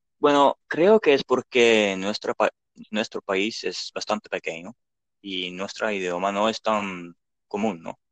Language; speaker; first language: Spanish; non-native, learner; Dutch